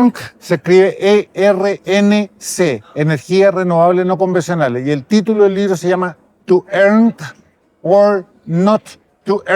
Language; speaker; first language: Spanish; native; Spanish